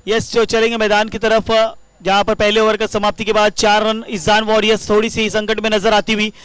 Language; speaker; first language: Hindi; non-native, local second language; Marathi